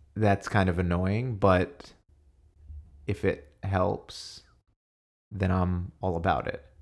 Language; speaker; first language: English; native; English